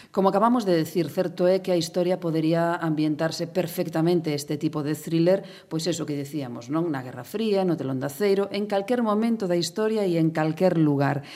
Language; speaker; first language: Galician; native; Galician